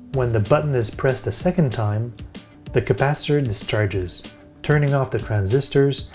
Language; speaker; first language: English; native; English